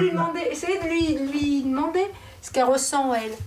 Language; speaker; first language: French; native; French